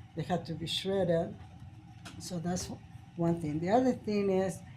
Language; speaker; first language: English; non-native, fluent; Spanish